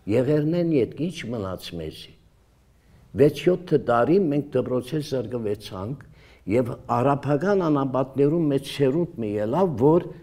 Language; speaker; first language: Armenian; early bilingual, heritage; Armenian